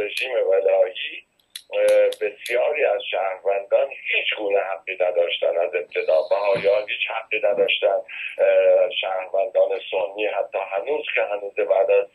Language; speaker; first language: Persian; native; Persian